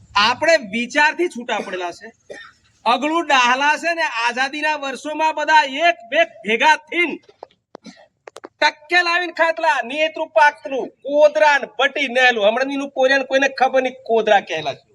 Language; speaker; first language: Gujarati; non-native, local second language; Rathawi